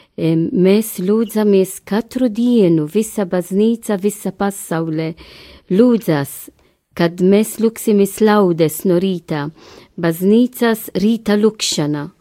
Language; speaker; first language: Latvian; non-native, learner; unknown